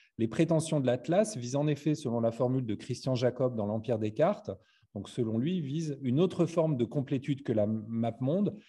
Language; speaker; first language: French; native; French